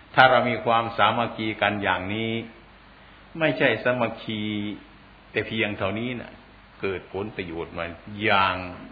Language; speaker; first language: Thai; non-native, local second language; Northeastern Thai